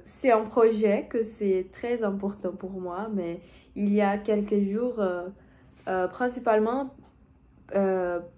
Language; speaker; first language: French; non-native, learner; Portuguese